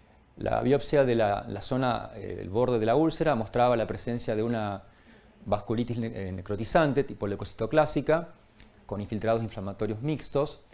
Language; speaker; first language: Spanish; native; Spanish